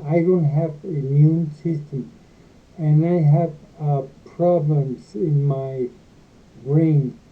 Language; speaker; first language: English; non-native, learner; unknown